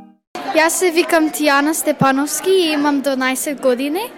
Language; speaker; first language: Macedonian; early bilingual, heritage; Macedonian